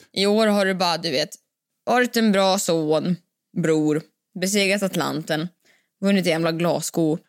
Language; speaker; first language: Swedish; native; Swedish